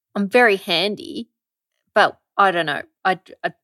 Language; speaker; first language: English; native; English